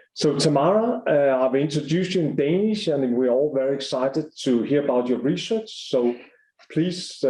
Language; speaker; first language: English; non-native, fluent; Danish